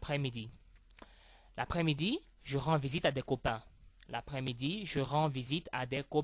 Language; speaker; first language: French; non-native, fluent; English